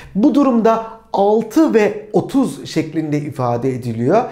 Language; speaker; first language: Turkish; native; Turkish